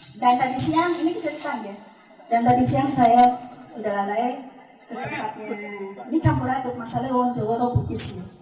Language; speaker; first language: Indonesian; non-native, local second language; Buginese